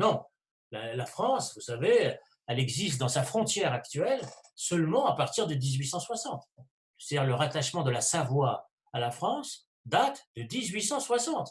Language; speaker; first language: French; native; French